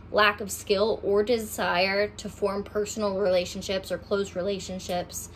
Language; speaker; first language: English; native; English